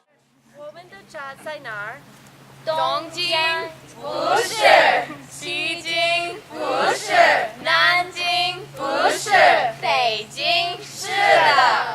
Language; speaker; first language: Chinese; non-native, learner; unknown